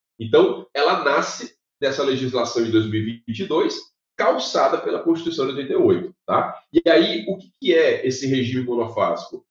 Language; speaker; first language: Portuguese; native; Portuguese